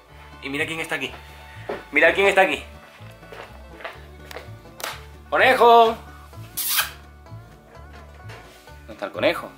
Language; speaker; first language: Spanish; native; Spanish